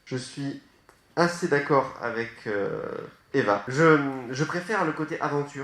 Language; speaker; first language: French; native; French